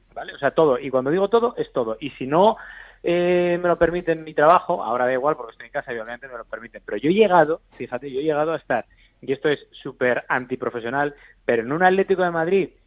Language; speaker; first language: Spanish; native; Spanish